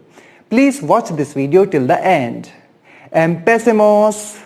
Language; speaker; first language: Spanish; non-native, learner; Hindi